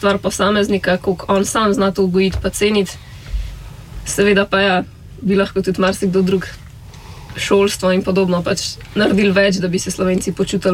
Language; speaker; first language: Slovenian; native; Slovenian